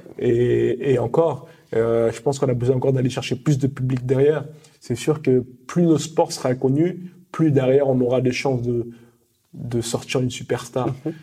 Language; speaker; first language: French; early bilingual, other home language; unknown